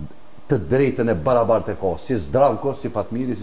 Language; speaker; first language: Albanian; native; Albanian